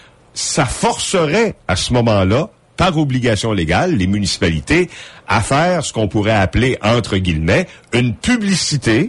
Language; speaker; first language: French; native; French